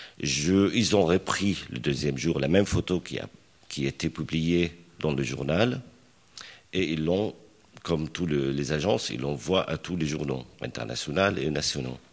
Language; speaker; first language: French; non-native, local second language; Arabic